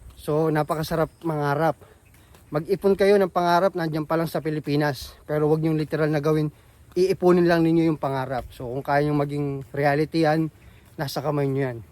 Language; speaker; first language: Filipino; non-native, local second language; Pampanga